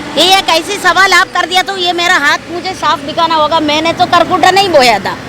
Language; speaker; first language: Hindi; non-native, local second language; Malayalam